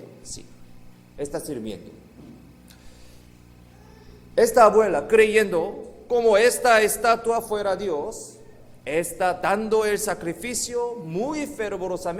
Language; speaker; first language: Spanish; non-native, fluent; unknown